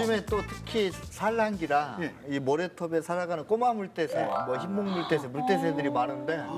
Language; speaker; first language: Korean; native; Korean